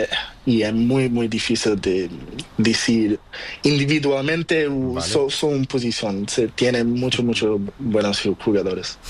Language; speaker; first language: Spanish; non-native, learner; Portuguese